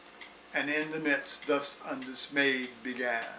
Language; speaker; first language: English; native; English